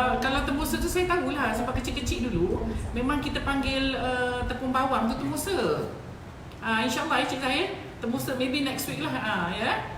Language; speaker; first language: Malay; native; Malay